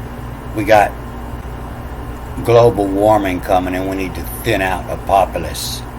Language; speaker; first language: English; native; English